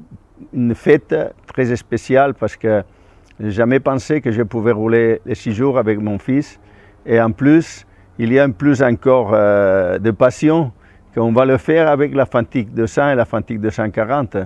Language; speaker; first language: French; non-native, fluent; Spanish